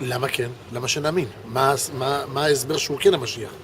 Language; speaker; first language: Hebrew; native; Hebrew